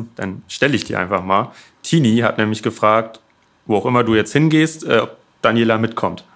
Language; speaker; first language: German; native; German